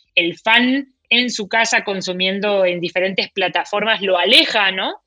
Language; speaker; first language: Spanish; native; Spanish